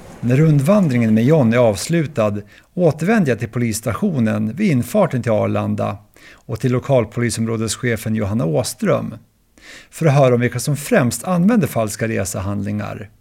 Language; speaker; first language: Swedish; native; Swedish